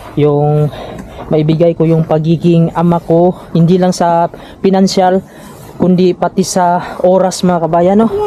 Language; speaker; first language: Filipino; non-native, local second language; Cebuano